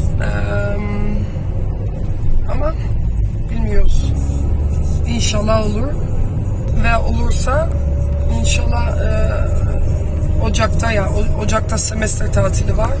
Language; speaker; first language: Turkish; non-native, fluent; Dutch